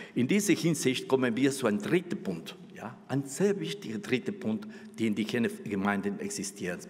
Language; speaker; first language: German; non-native, fluent; Spanish